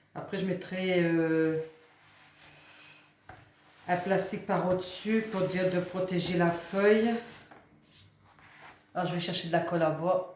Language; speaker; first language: French; native; French